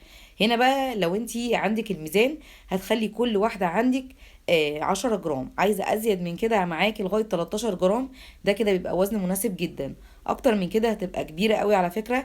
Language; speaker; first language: Arabic; native; Arabic